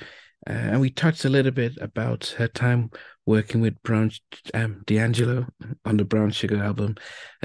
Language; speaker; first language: English; native; English